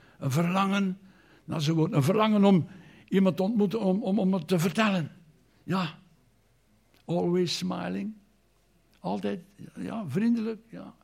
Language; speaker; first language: Dutch; native; Dutch